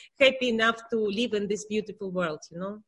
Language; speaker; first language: English; non-native, learner; Russian